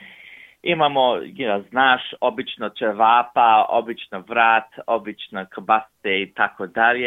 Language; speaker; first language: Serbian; early bilingual, heritage; English